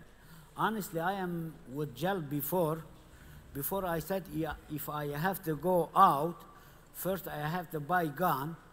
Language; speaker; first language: English; non-native, learner; Kurdish